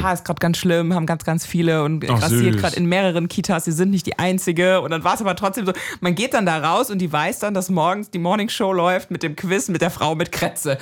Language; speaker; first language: German; native; German